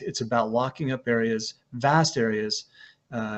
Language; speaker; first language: English; native; English